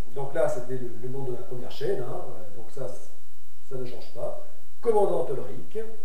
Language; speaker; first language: French; native; French